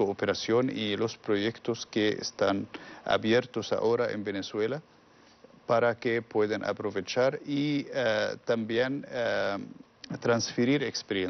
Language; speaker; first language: Spanish; non-native, learner; Arabic